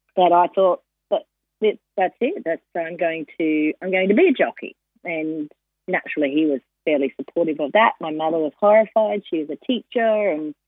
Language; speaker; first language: English; native; English